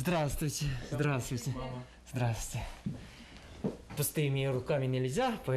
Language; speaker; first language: Russian; non-native, learner; Korean